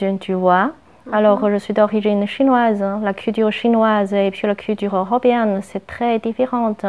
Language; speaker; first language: French; non-native, fluent; Chinese